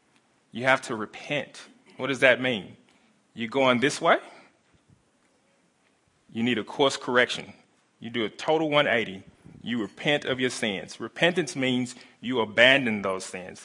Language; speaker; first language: English; native; English